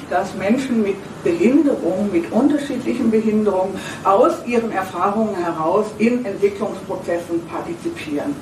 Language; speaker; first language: German; native; German